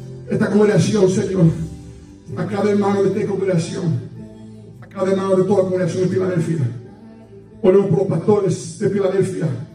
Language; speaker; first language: Spanish; native; Spanish